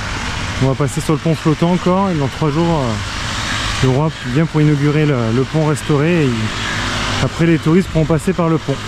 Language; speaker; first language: French; native; French